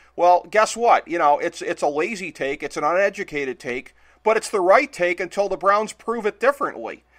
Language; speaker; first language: English; native; English